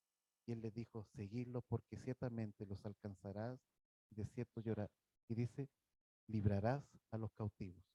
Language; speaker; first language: Spanish; native; Spanish